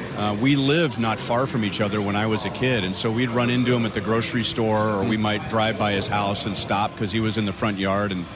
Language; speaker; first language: English; native; English